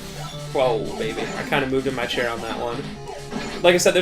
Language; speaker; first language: English; native; English